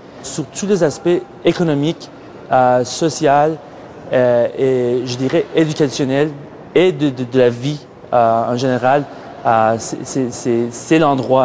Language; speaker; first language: French; non-native, fluent; Persian